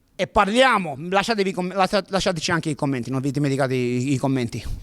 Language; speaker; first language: Italian; early bilingual, other home language; English